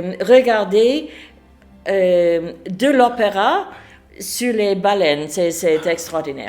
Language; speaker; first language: French; non-native, fluent; English